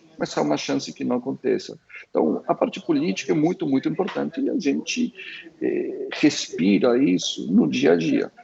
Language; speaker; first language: Portuguese; early bilingual, other home language; Spanish